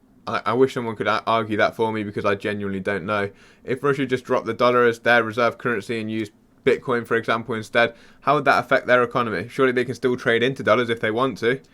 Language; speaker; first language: English; native; English